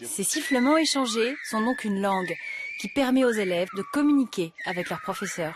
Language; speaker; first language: French; native; French